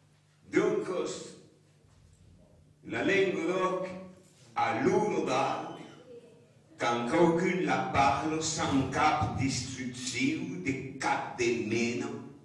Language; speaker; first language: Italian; non-native, learner; Occitan